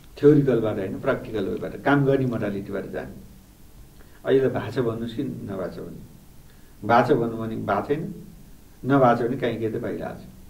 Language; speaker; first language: Nepali; native; Nepali